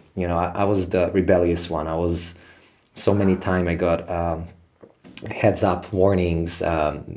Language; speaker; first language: English; non-native, fluent; Serbian